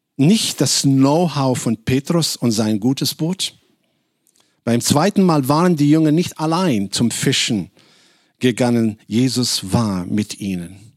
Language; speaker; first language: German; non-native, fluent; Arabic